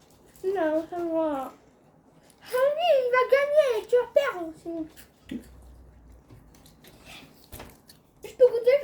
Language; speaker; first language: French; native; French